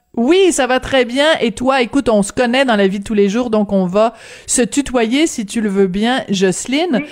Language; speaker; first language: French; native; French